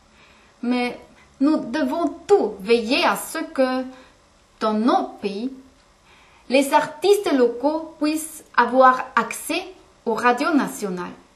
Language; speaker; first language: French; non-native, fluent; German